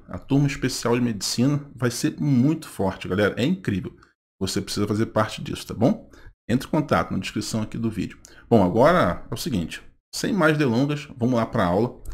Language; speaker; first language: Portuguese; native; Portuguese